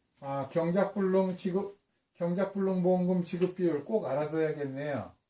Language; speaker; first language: Korean; native; Korean